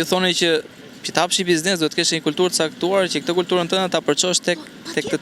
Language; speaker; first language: Albanian; native; Albanian